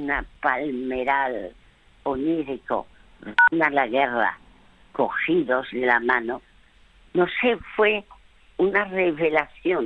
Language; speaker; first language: Spanish; early bilingual, other home language; French